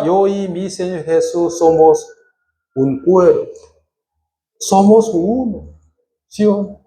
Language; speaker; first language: Spanish; non-native, fluent; Korean